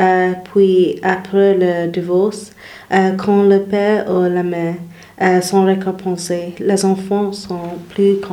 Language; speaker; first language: French; non-native, learner; English